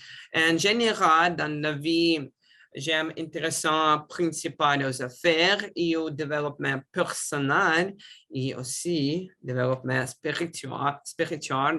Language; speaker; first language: French; non-native, learner; Russian